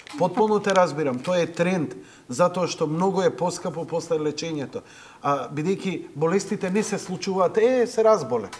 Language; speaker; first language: Macedonian; native; Macedonian